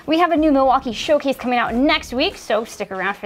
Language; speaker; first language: English; native; English